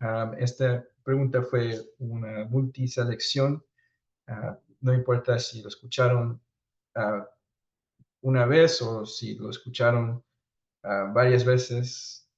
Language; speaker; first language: Spanish; early bilingual, heritage; Spanish